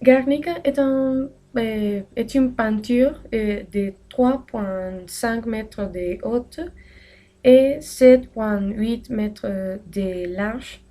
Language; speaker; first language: French; non-native, learner; Spanish